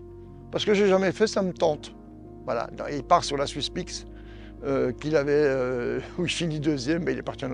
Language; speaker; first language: French; native; French